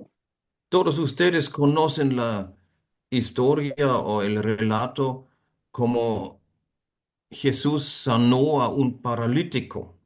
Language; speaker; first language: Spanish; non-native, fluent; German